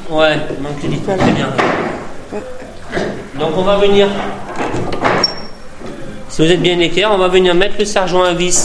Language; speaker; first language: French; native; French